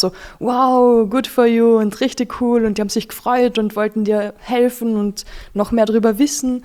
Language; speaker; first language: German; native; German